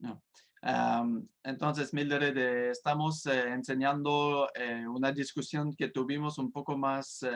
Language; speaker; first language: Spanish; non-native, fluent; French